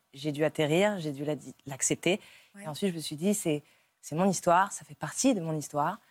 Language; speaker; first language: French; native; French